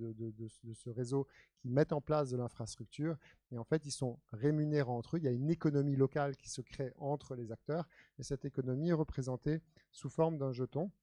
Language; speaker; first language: French; native; French